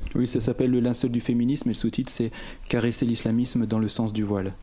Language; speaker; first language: French; native; French